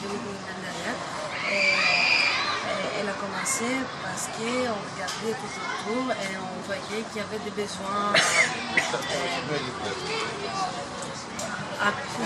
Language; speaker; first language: French; non-native, fluent; Greek